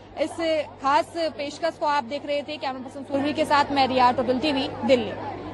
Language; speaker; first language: Hindi; native; Hindi